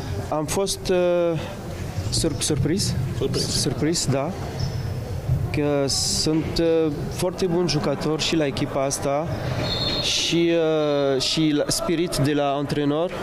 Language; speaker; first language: Romanian; non-native, learner; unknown